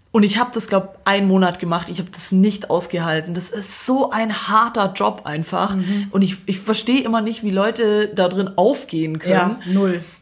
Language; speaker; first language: German; non-native, fluent; Croatian